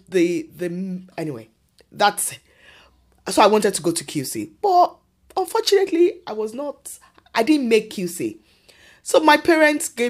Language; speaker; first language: English; non-native, local second language; Yoruba